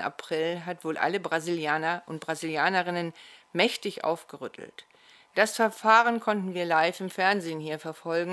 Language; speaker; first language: German; native; German